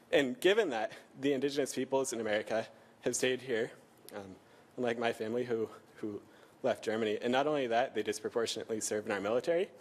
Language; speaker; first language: English; early bilingual, other home language; German